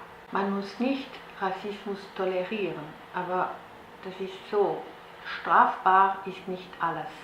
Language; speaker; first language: German; non-native, local second language; French